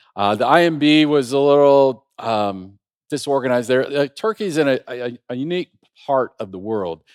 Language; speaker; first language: English; native; English